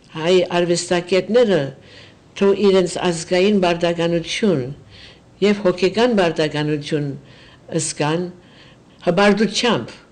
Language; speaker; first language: Armenian; early bilingual, heritage; Armenian